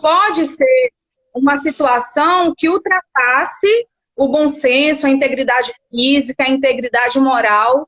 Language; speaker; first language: Portuguese; native; Portuguese